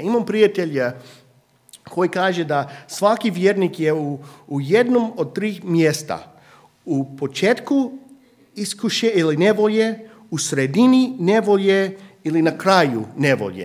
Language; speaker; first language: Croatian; non-native, fluent; English